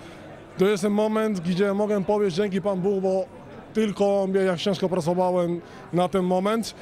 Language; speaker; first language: Polish; non-native, fluent; Spanish